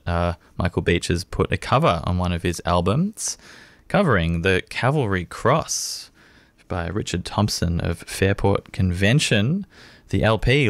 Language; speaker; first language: English; native; English